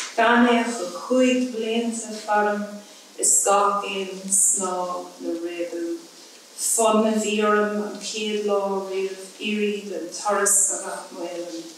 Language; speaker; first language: English; native; English